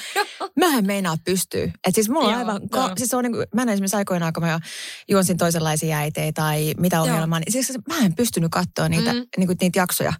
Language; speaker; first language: Finnish; native; Finnish